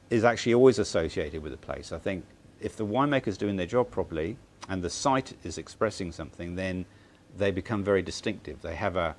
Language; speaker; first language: English; native; English